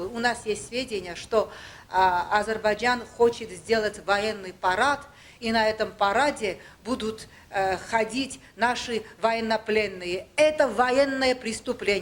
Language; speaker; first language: Russian; non-native, local second language; Armenian